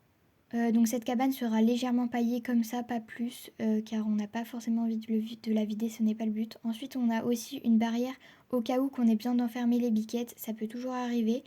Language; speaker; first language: French; native; French